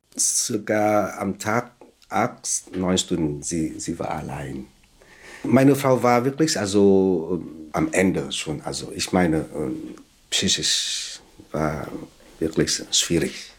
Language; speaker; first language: German; non-native, learner; Vietnamese